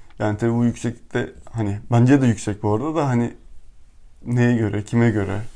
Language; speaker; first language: Turkish; native; Turkish